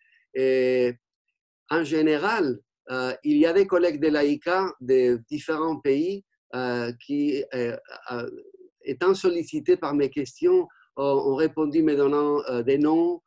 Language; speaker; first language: French; non-native, fluent; Spanish